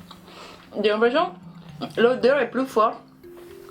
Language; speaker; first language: French; non-native, learner; Indonesian